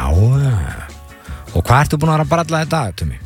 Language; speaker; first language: Icelandic; native; Icelandic